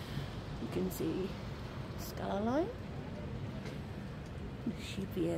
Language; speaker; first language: English; native; English